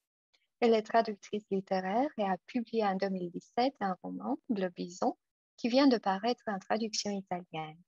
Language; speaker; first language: French; non-native, fluent; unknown